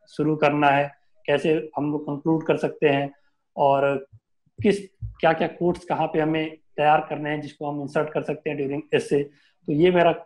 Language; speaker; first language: Hindi; native; Hindi